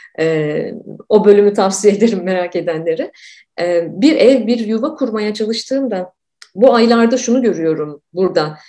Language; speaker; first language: Turkish; native; Turkish